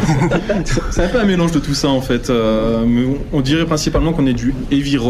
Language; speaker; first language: French; native; French